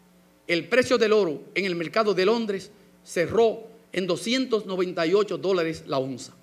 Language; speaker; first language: Spanish; native; Spanish